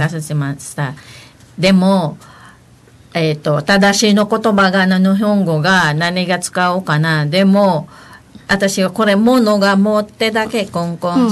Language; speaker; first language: Japanese; non-native, learner; Filipino